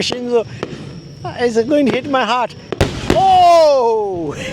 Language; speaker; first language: English; non-native, local second language; Urdu